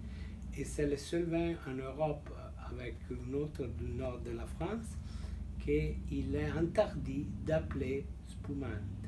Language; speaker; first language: French; non-native, fluent; Italian